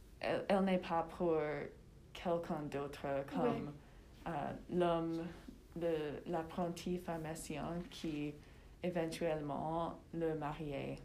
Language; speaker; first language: French; non-native, learner; English